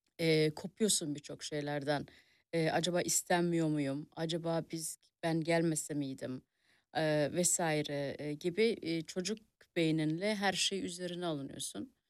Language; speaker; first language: Turkish; early bilingual, heritage; Turkish